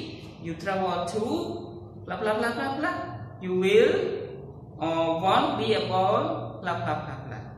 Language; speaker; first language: English; non-native, learner; Khmer